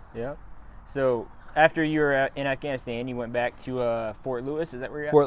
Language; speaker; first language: English; native; English